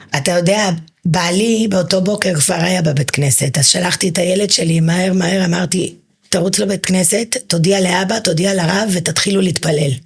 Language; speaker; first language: Hebrew; early bilingual, heritage; Hebrew